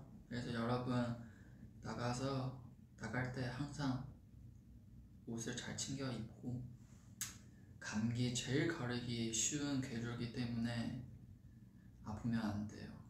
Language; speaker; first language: Korean; non-native, fluent; Chinese